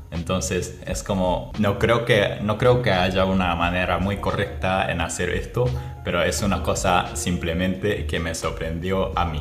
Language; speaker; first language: Spanish; non-native, fluent; Japanese